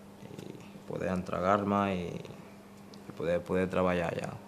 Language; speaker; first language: Catalan; non-native, local second language; Spanish